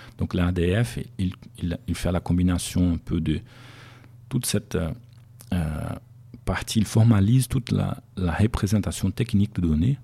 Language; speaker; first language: French; non-native, fluent; Portuguese